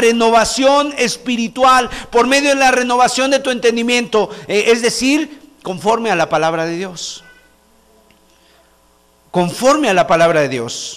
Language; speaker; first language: Spanish; native; Spanish